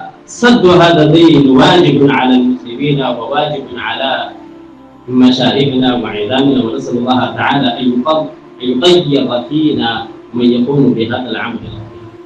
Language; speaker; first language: Arabic; non-native, fluent; Urdu